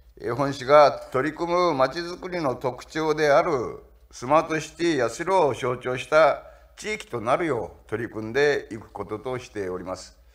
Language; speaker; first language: Japanese; native; Japanese